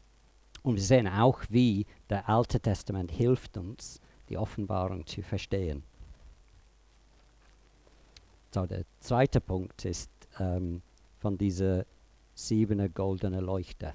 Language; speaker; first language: German; non-native, fluent; English